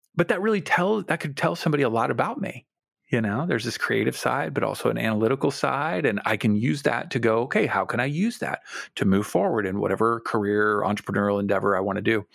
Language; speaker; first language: English; native; English